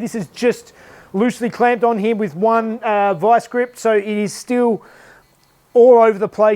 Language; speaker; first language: English; native; English